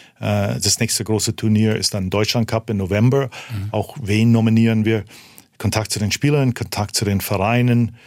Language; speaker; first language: German; early bilingual, heritage; German